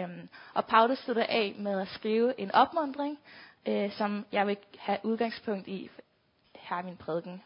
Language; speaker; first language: Danish; native; Danish